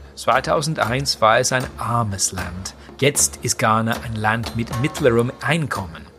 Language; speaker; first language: German; non-native, fluent; English